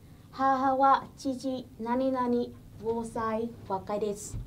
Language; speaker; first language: Japanese; non-native, fluent; Vietnamese